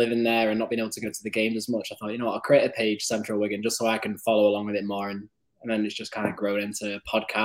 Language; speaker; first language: English; native; English